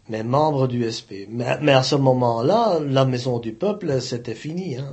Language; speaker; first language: French; native; French